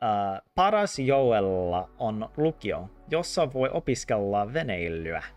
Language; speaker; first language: Finnish; non-native, learner; English